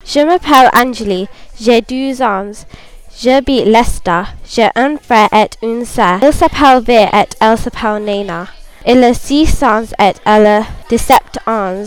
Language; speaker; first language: French; non-native, learner; English